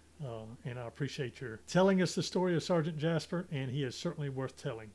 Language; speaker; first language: English; native; English